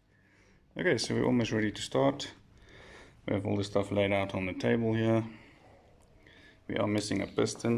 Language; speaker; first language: English; native; English